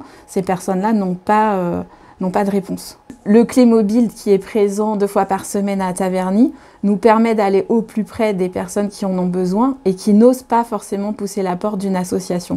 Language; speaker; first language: French; native; French